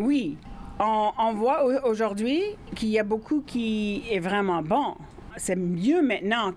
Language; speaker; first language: French; non-native, fluent; English